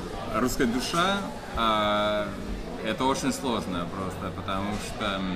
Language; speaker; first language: Russian; non-native, fluent; English